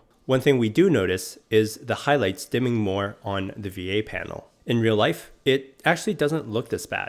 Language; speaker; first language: English; native; English